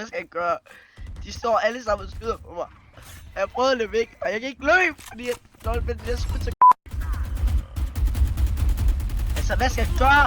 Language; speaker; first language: Danish; native; Danish